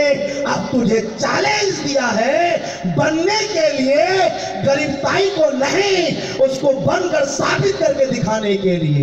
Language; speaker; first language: Hindi; native; Hindi